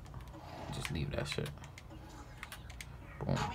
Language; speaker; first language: English; native; English